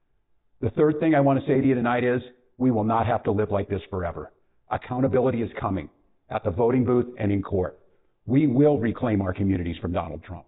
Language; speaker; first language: English; native; English